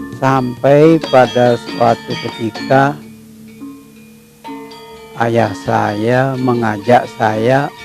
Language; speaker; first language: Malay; non-native, local second language; Balinese